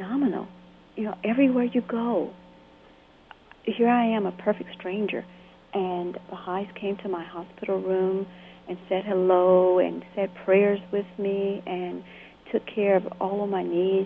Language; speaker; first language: English; native; English